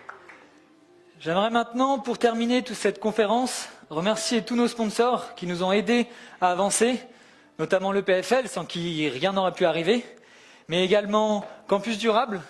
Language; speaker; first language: French; native; French